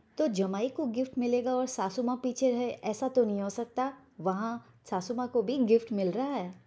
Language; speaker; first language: Hindi; non-native, local second language; Bangla